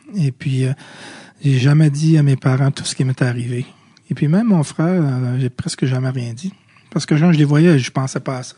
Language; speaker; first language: French; early bilingual, other home language; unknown